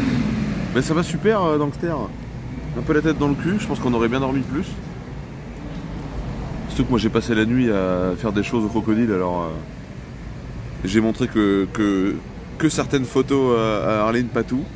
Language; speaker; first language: French; native; French